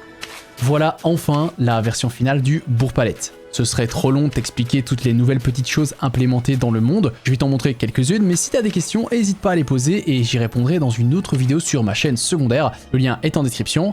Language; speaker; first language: French; native; French